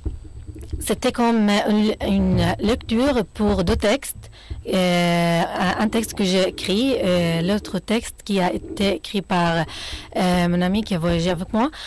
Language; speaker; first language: French; non-native, fluent; Arabic